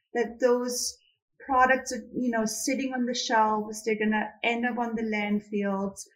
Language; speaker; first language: English; non-native, fluent; German